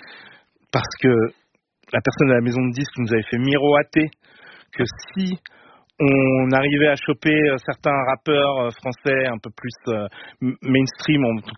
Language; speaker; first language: French; native; French